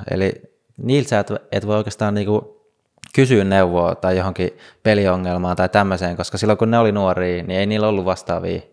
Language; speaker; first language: Finnish; native; Finnish